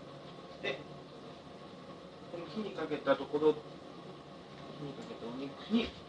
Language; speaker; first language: Japanese; native; Japanese